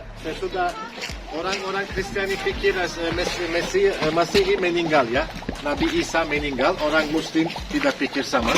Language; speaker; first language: Indonesian; non-native, fluent; Turkish